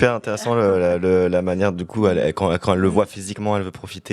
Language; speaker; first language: French; native; French